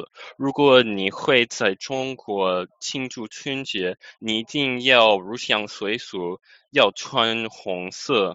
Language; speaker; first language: Chinese; non-native, fluent; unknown